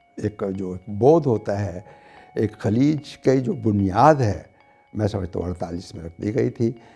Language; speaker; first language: Urdu; non-native, local second language; Punjabi